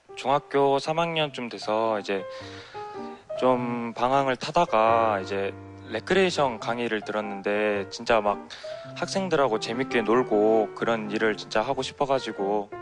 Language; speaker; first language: Korean; native; Korean